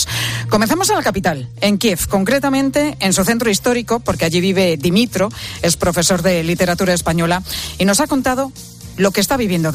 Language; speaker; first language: Spanish; native; Spanish